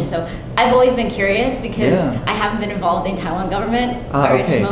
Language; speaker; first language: English; native; English